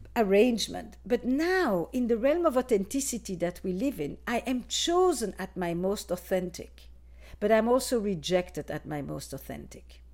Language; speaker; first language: English; non-native, fluent; Dutch